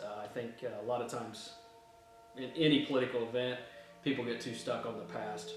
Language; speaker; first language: English; native; English